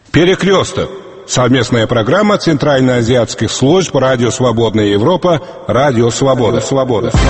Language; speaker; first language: Russian; non-native, local second language; Uzbek